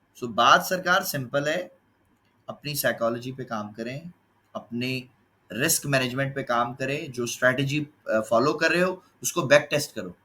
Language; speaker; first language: Urdu; non-native, local second language; Punjabi